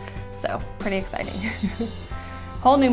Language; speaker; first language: English; native; English